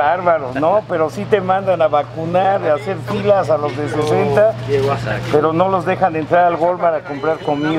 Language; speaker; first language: Spanish; native; Spanish